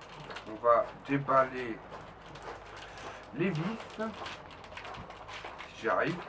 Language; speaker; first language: French; native; French